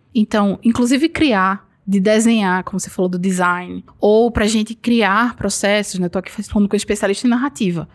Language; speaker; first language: Portuguese; native; Portuguese